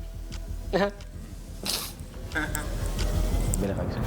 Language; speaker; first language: French; native; French